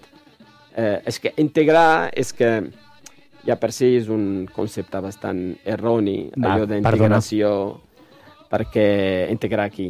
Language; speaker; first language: Catalan; non-native, fluent; Arabic